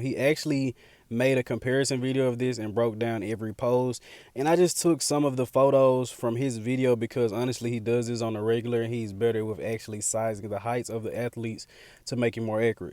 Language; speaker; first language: English; native; English